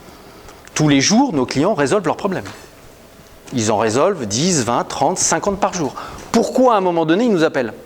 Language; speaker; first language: French; native; French